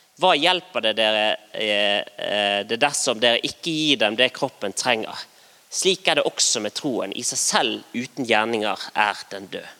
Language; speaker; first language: Norwegian; native; Norwegian